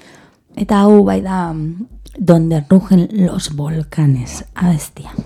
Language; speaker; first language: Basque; non-native, learner; Spanish